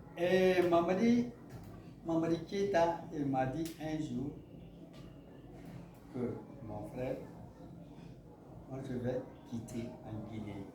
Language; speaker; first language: French; non-native, local second language; Mandingo